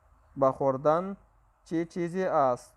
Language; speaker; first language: Persian; non-native, local second language; Pashto